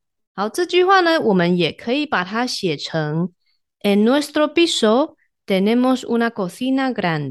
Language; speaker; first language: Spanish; non-native, fluent; Chinese